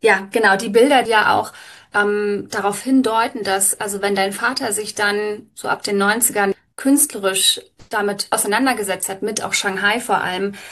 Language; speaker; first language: German; native; German